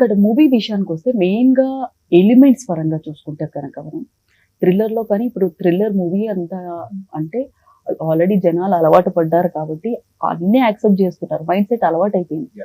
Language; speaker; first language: Telugu; native; Telugu